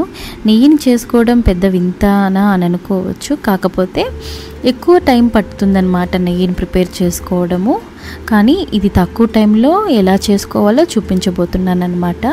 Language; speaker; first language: Telugu; native; Telugu